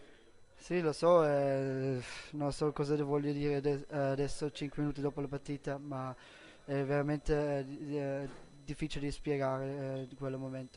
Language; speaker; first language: Italian; non-native, learner; German